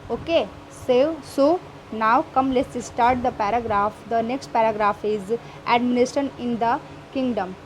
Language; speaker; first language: English; non-native, local second language; Hindi